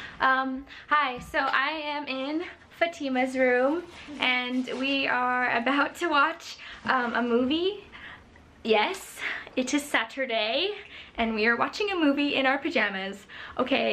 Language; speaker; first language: English; native; English